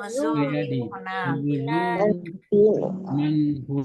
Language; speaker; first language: Arabic; non-native, learner; Indonesian